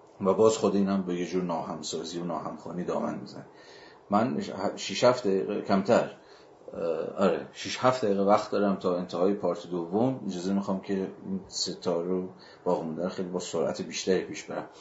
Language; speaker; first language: Persian; native; Persian